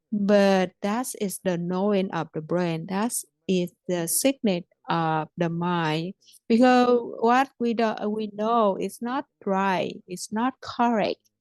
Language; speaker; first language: English; non-native, fluent; Vietnamese